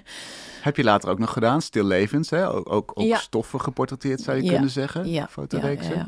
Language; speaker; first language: Dutch; native; Dutch